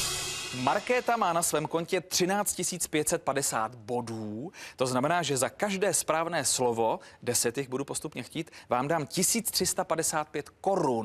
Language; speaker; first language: Czech; native; Czech